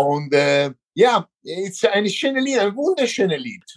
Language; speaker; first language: German; non-native, learner; Italian